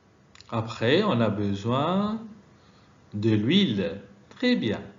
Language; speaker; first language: French; non-native, fluent; Arabic